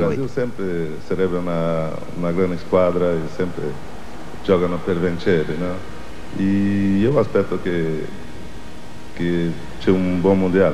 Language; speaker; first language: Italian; non-native, learner; Portuguese